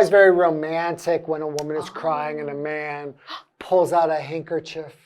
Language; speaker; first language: English; native; English